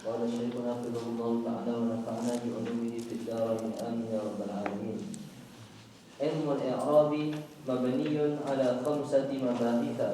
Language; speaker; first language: Arabic; non-native, learner; Malay